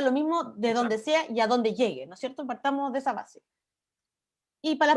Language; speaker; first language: Spanish; native; Spanish